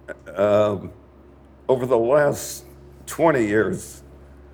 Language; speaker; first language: English; native; English